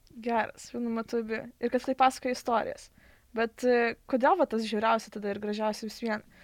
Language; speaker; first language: Lithuanian; native; Lithuanian